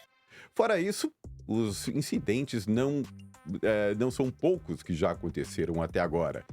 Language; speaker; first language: Portuguese; native; Portuguese